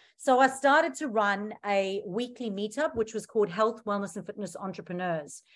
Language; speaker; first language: English; native; English